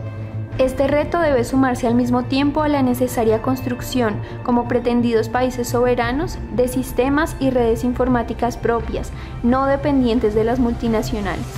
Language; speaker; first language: Spanish; native; Spanish